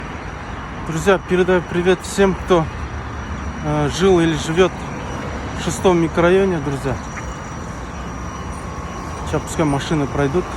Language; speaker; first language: Russian; non-native, local second language; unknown